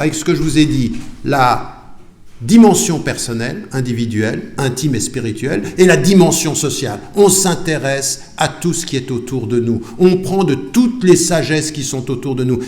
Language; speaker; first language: French; native; French